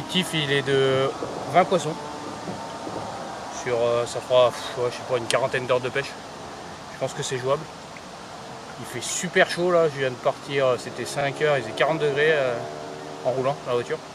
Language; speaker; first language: French; native; French